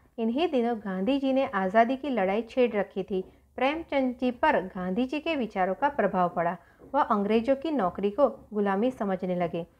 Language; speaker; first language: Hindi; non-native, local second language; Gujarati